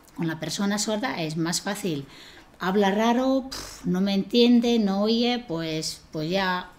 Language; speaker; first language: Spanish; non-native, fluent; Estonian